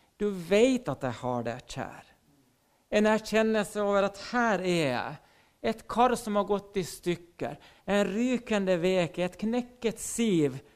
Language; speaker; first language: Norwegian; non-native, fluent; Finnish